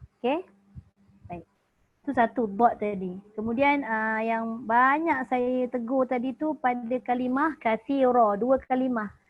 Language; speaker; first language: Malay; native; Malay